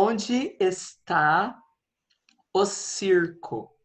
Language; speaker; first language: Portuguese; non-native, fluent; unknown